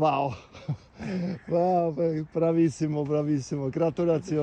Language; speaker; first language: Italian; non-native, learner; German